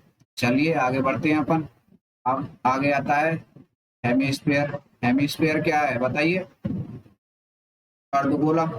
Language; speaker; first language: Hindi; native; Hindi